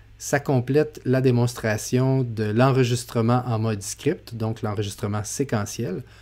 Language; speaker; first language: French; native; French